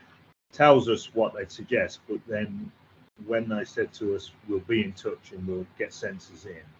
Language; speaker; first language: English; native; English